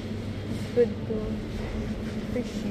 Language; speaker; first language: English; non-native, local second language; Filipino